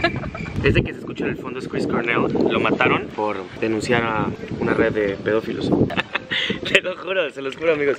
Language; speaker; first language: Spanish; native; Spanish